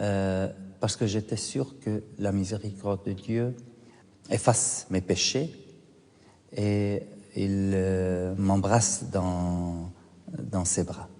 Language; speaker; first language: French; non-native, fluent; Arabic